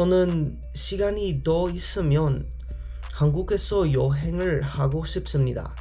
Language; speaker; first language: Korean; non-native, learner; English